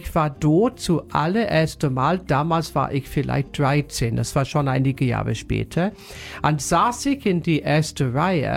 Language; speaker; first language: German; non-native, fluent; English